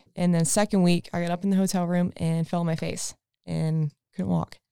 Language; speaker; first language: English; native; English